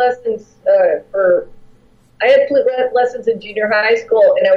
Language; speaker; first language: English; native; English